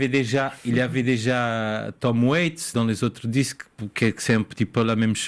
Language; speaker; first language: French; non-native, fluent; Portuguese